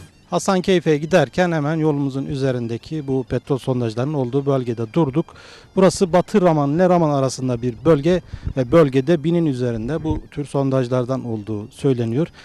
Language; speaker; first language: Turkish; native; Turkish